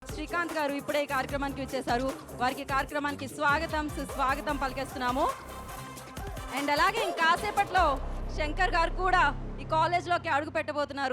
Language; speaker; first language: Telugu; native; Telugu